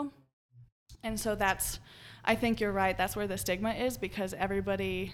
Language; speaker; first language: English; native; English